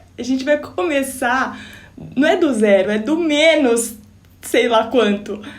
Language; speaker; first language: Portuguese; native; Portuguese